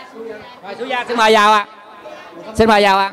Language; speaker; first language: Vietnamese; native; Vietnamese